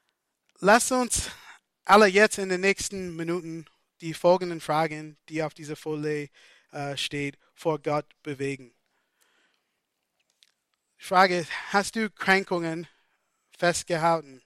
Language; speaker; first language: German; non-native, fluent; English